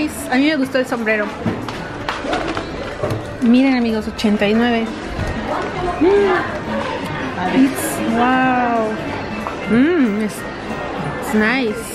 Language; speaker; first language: English; non-native, learner; Spanish